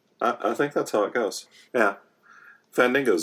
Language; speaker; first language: English; native; English